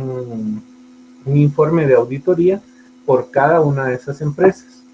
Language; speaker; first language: Spanish; native; Spanish